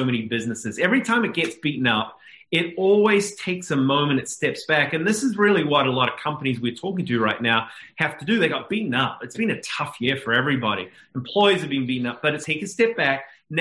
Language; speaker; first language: English; native; English